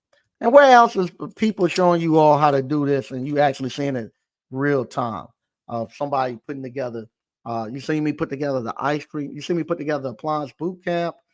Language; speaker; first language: English; native; English